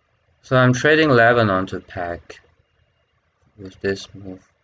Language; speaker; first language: English; non-native, fluent; Chinese